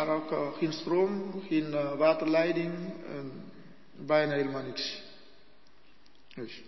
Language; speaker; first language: Dutch; non-native, learner; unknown